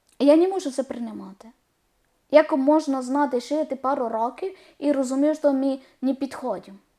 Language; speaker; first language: Ukrainian; non-native, learner; Malayalam